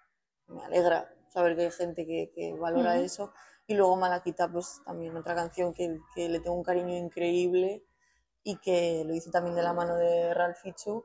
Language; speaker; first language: Spanish; native; Spanish